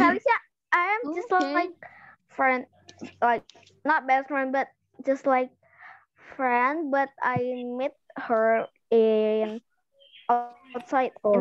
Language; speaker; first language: English; non-native, learner; Indonesian